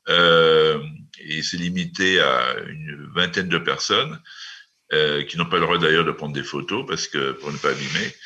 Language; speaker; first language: French; native; French